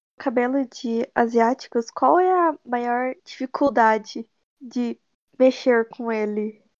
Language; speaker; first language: Portuguese; native; Portuguese